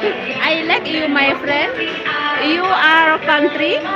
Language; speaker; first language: English; non-native, learner; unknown